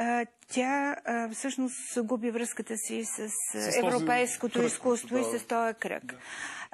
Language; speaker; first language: Bulgarian; native; Bulgarian